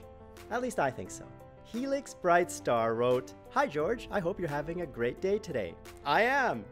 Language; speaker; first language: English; native; English